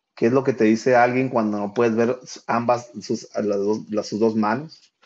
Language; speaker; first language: Spanish; native; Spanish